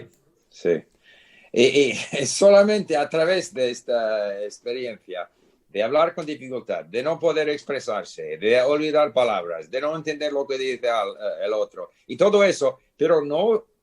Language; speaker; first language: Spanish; non-native, fluent; English